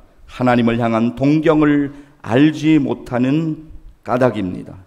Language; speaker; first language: Korean; native; Korean